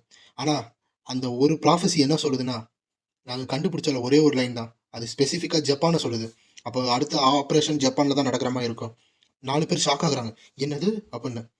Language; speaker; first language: Tamil; native; Tamil